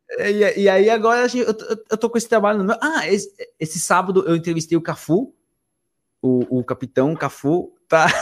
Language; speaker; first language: Portuguese; early bilingual, other home language; Spanish